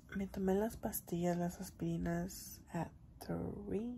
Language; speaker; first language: Spanish; early bilingual, heritage; Spanish